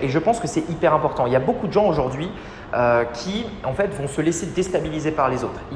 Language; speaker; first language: French; native; French